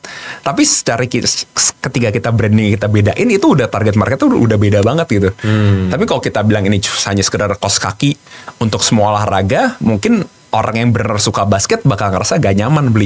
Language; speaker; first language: Indonesian; native; Indonesian